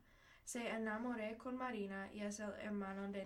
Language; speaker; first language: Spanish; non-native, learner; English